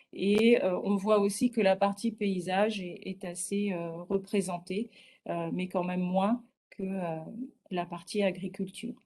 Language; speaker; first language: French; native; French